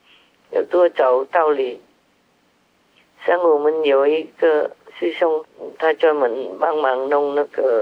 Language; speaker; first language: Chinese; non-native, fluent; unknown